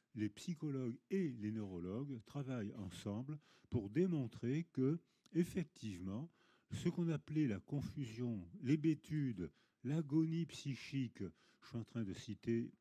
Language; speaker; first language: French; native; French